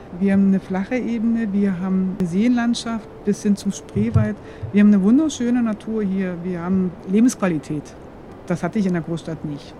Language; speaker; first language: German; non-native, local second language; Upper Sorbian